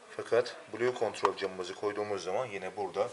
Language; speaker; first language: Turkish; native; Turkish